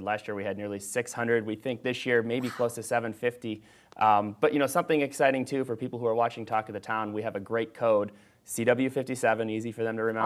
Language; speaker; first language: English; native; English